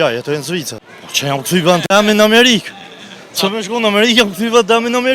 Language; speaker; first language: Albanian; native; Albanian